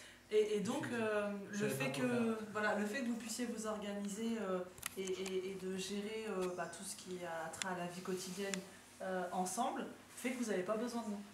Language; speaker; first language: French; native; French